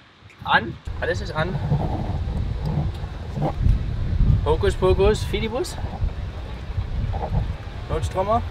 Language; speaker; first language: German; native; German